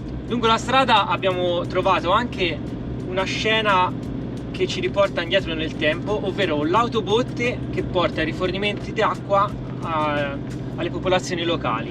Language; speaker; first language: Italian; native; Italian